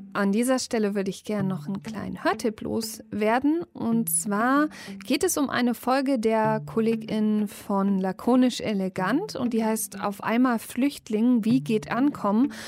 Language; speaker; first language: German; native; German